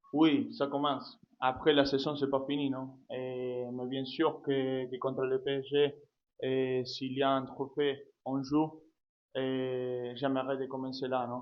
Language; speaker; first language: French; non-native, fluent; Spanish